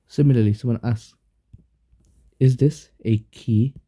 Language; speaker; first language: English; native; English